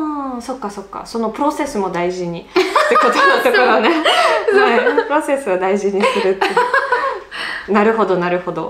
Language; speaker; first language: Japanese; non-native, fluent; Russian